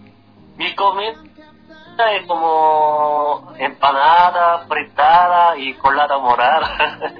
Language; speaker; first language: Spanish; non-native, fluent; Korean